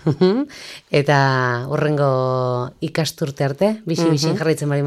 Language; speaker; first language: Basque; native; Basque